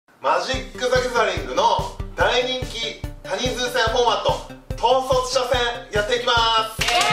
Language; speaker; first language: Japanese; native; Japanese